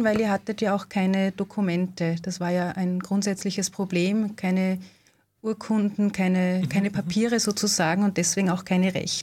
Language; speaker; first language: German; native; German